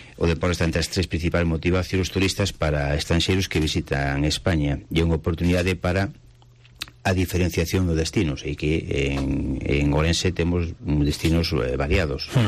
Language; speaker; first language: Galician; native; Galician